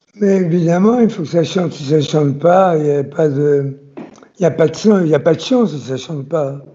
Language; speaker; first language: French; early bilingual, other home language; Italian